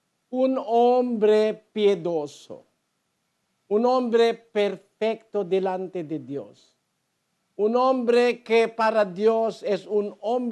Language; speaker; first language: Spanish; non-native, learner; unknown